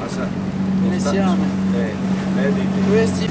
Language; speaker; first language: Italian; non-native, learner; Portuguese